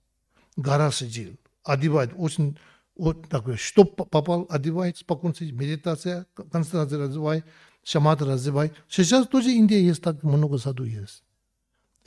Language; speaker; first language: Russian; non-native, learner; Tibetan